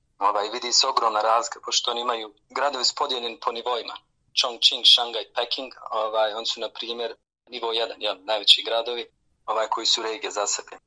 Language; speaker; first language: Bosnian; native; Bosnian